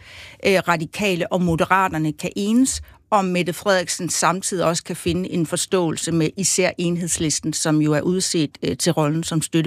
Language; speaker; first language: Danish; native; Danish